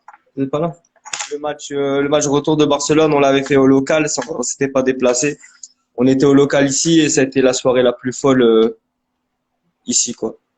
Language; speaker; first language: French; native; French